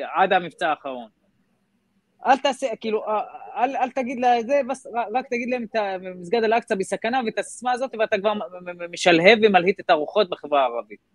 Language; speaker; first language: Hebrew; non-native, local second language; Arabic